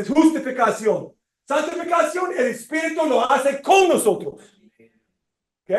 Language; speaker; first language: Spanish; non-native, fluent; English